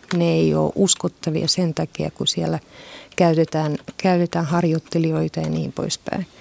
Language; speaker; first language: Finnish; non-native, fluent; Russian